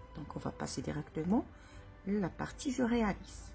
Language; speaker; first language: French; non-native, local second language; Arabic